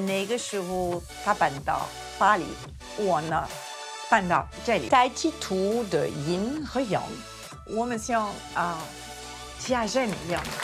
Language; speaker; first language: Chinese; non-native, fluent; French